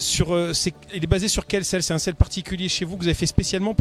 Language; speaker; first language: French; native; French